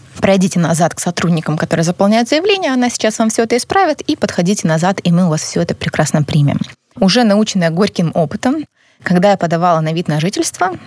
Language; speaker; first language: Russian; native; Russian